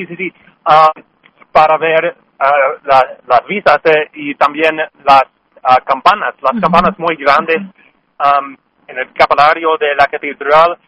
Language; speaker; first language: Spanish; non-native, learner; English